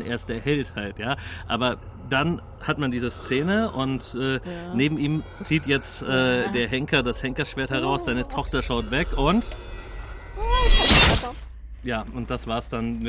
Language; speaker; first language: German; native; German